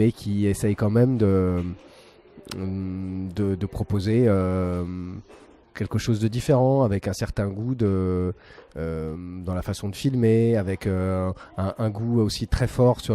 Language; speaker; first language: French; native; French